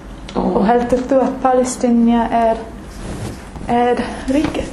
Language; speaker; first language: Icelandic; non-native, learner; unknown